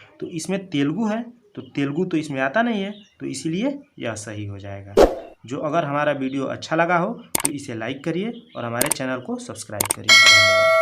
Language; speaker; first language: Hindi; native; Hindi